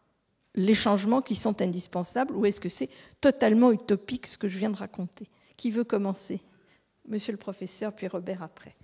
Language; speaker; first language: French; native; French